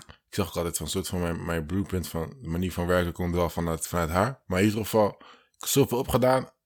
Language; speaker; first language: Dutch; early bilingual, other home language; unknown